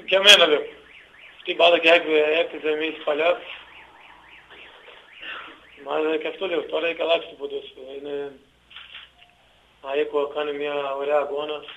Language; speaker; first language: Greek; non-native, learner; Portuguese